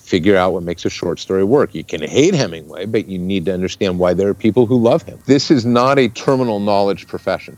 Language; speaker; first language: English; native; English